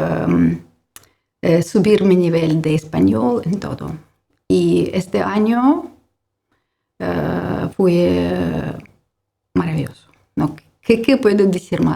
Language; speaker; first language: Spanish; non-native, learner; Ukrainian